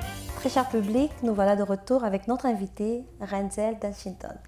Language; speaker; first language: French; native; French